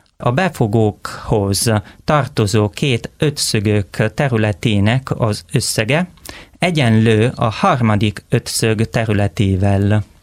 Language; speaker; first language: Hungarian; non-native, learner; Italian